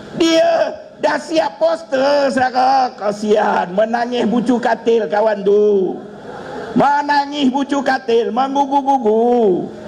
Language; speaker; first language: Malay; native; Malay